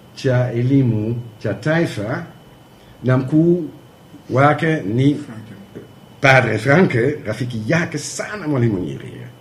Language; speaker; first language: Swahili; non-native, fluent; German